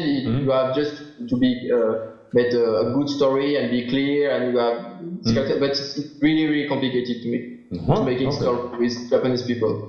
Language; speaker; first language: English; non-native, learner; French